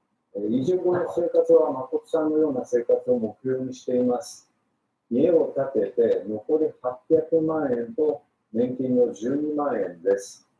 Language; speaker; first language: Japanese; native; Japanese